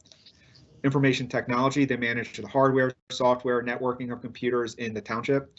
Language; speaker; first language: English; native; English